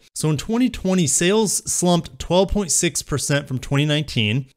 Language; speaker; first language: English; native; English